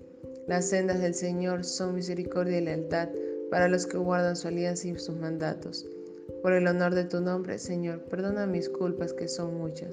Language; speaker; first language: Spanish; native; Spanish